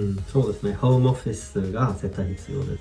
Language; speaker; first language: Japanese; non-native, learner; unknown